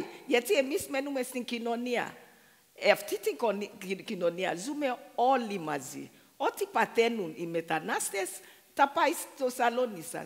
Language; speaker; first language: Greek; non-native, fluent; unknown